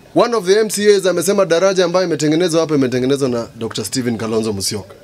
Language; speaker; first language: Swahili; non-native, local second language; Kamba